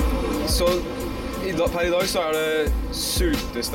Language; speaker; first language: Norwegian; native; Norwegian